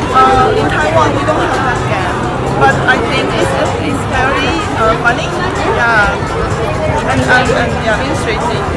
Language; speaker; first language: English; non-native, learner; Chinese